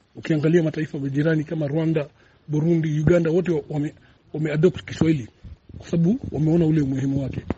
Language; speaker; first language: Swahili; native; Swahili